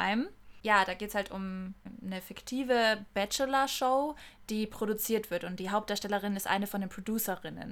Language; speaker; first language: German; native; German